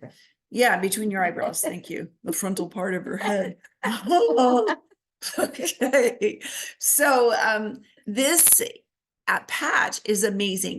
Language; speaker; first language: English; native; English